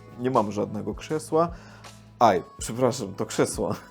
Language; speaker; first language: Polish; non-native, learner; Russian